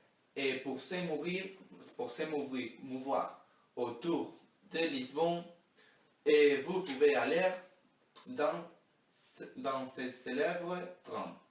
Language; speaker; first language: French; non-native, learner; Spanish